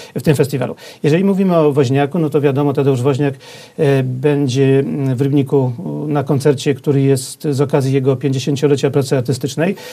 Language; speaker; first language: Polish; native; Polish